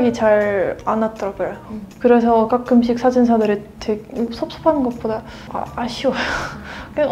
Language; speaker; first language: Korean; non-native, fluent; Russian